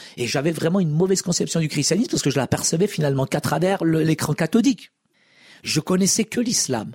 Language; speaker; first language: French; non-native, local second language; Arabic